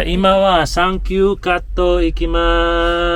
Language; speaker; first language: Japanese; non-native, learner; Filipino